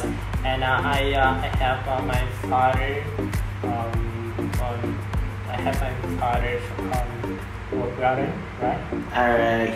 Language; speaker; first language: English; non-native, learner; Vietnamese